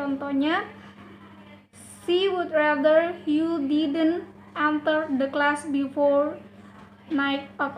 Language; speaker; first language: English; non-native, learner; Indonesian